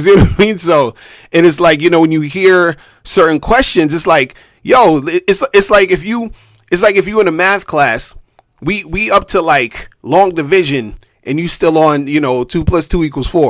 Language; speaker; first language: English; native; English